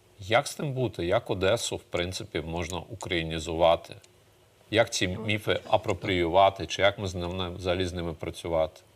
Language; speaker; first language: Ukrainian; early bilingual, other home language; Russian